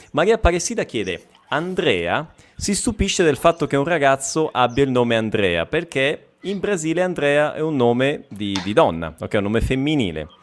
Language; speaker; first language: Italian; native; Italian